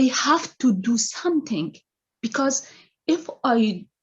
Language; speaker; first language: English; non-native, learner; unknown